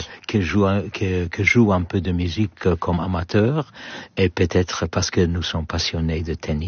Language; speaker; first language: French; non-native, learner; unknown